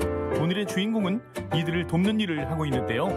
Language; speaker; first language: Korean; native; Korean